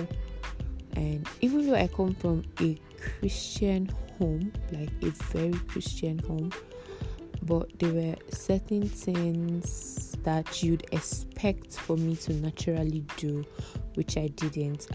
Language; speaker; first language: English; non-native, local second language; Igbo